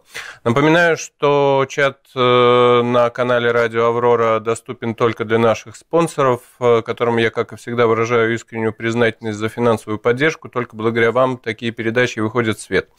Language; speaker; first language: Russian; native; Russian